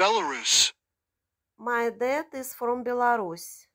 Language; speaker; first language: English; non-native, fluent; Russian